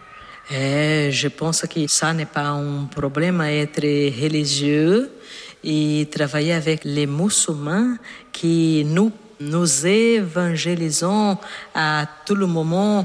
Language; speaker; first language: French; non-native, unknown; Portuguese